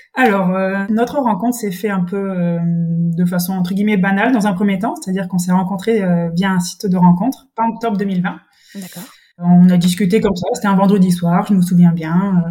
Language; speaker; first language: French; native; French